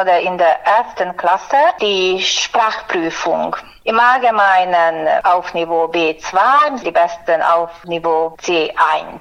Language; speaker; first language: German; non-native, fluent; Hungarian